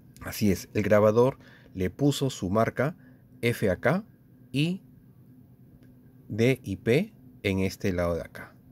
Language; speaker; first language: Spanish; native; Spanish